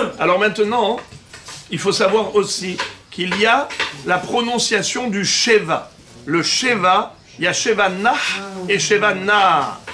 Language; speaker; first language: French; native; French